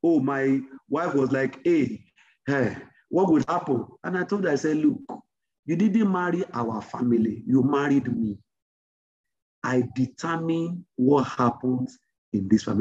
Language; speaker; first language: English; non-native, local second language; Yoruba